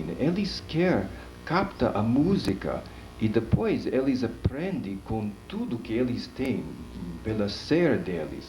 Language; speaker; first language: Portuguese; non-native, fluent; English